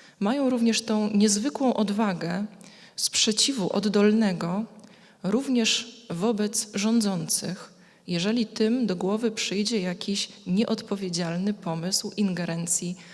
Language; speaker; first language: Polish; native; Polish